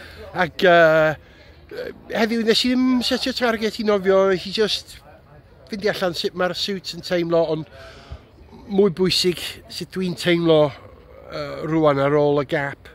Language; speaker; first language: Welsh; non-native, local second language; English